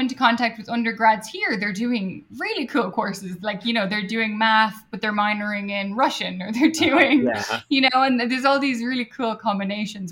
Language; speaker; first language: English; native; English